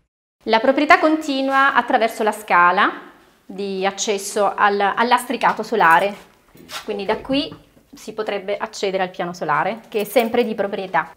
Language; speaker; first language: Italian; native; Italian